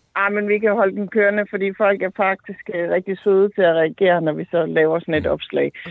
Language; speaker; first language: Danish; native; Danish